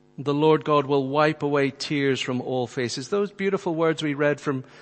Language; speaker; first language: English; native; English